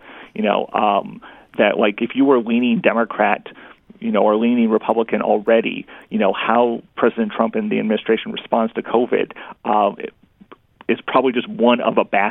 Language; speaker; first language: English; native; English